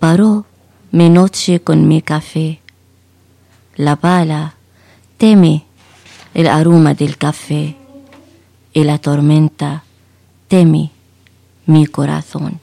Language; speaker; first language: Spanish; non-native, fluent; Arabic